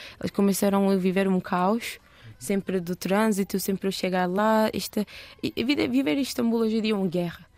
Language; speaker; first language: Portuguese; non-native, learner; Turkish